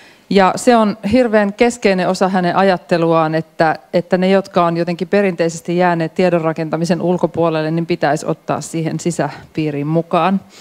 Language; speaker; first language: Finnish; native; Finnish